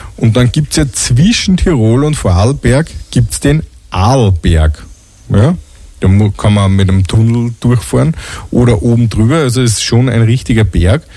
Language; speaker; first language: German; native; German